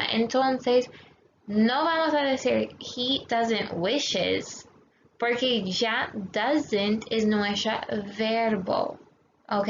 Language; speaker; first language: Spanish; non-native, fluent; English